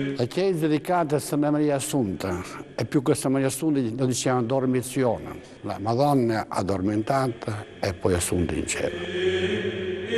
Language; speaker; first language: Italian; non-native, local second language; Albanian